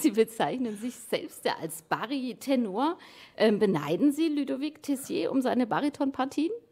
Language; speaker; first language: German; native; German